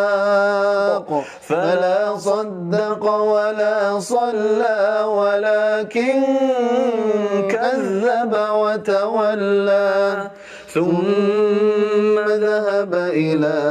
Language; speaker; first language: Arabic; native; Arabic